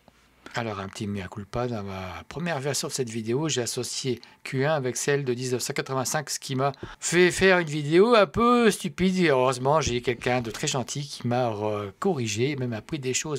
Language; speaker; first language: French; native; French